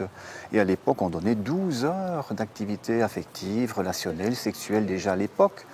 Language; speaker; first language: French; native; French